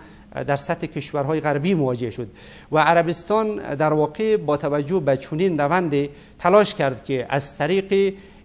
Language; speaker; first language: Persian; native; Persian